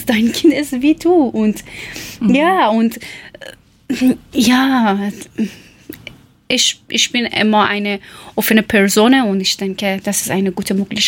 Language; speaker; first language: German; non-native, learner; Persian